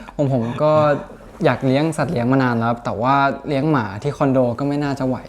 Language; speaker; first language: Thai; native; Thai